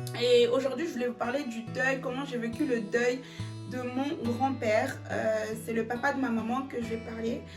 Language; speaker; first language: French; early bilingual, other home language; Lingala